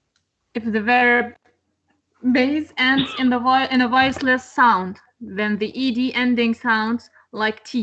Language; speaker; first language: English; non-native, learner; Arabic